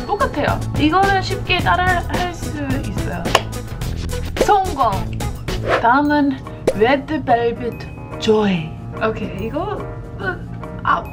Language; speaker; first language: Korean; non-native, fluent; English